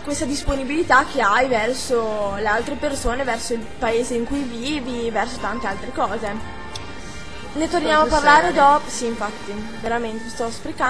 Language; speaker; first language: Italian; native; Italian